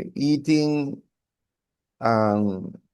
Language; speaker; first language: English; non-native, learner; Spanish